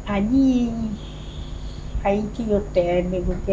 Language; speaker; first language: Hebrew; non-native, fluent; Polish